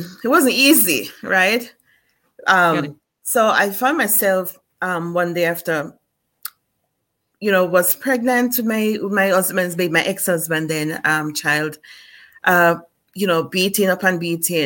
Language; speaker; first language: English; non-native, local second language; Jamaican Creole English